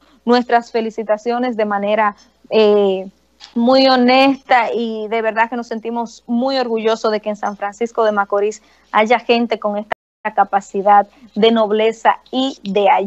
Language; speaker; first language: Spanish; native; Spanish